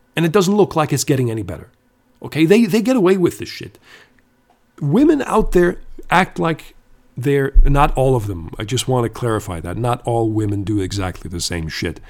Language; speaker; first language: English; non-native, fluent; German